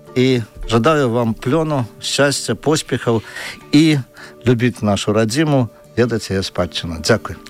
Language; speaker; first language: Belarusian; non-native, local second language; Russian